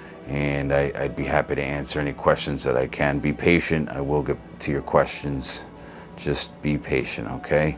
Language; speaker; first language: English; native; English